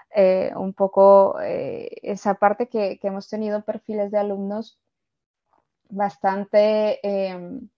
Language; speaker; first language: Spanish; native; Spanish